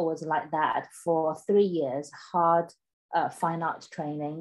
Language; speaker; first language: English; non-native, fluent; Chinese